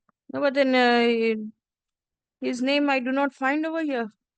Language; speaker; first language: English; non-native, local second language; Bangla